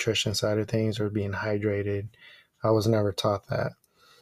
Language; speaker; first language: English; early bilingual, other home language; Spanish